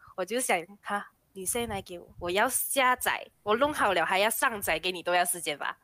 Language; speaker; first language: Chinese; native; Chinese